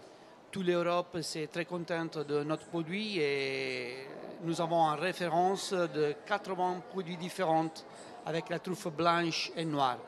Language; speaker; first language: French; non-native, learner; Italian